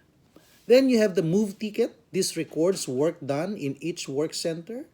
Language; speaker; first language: English; non-native, local second language; Filipino